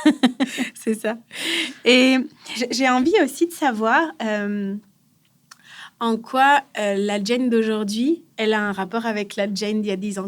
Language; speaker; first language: French; native; French